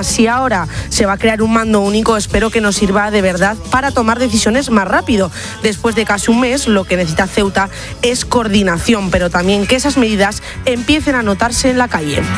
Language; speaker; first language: Spanish; native; Spanish